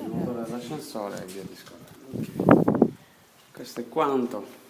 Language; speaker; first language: Italian; native; Italian